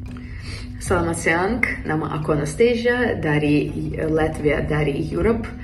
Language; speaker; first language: Indonesian; non-native, learner; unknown